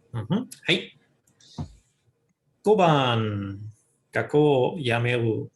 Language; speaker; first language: Japanese; non-native, fluent; English